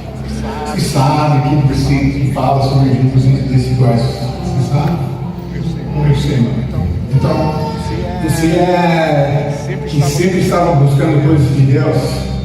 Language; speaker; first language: Portuguese; non-native, fluent; English